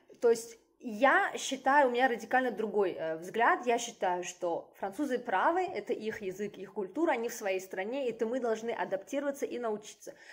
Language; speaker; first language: Russian; native; Russian